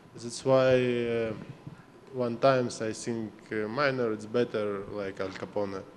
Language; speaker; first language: English; non-native, learner; Russian